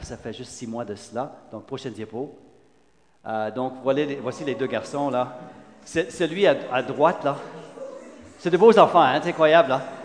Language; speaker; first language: French; non-native, fluent; English